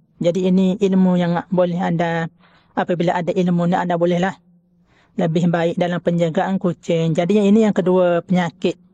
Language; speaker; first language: Malay; native; Malay